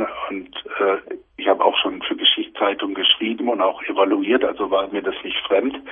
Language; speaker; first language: German; native; German